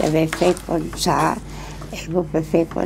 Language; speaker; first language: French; non-native, learner; Italian